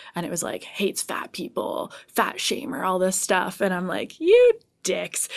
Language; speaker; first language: English; native; English